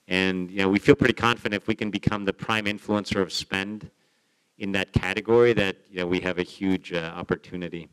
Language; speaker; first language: English; native; English